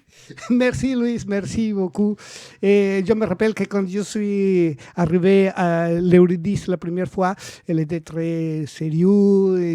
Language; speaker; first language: French; non-native, learner; Spanish